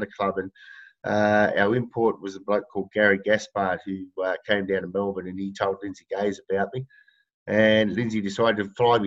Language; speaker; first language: English; native; English